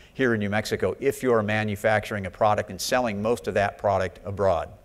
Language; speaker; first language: English; native; English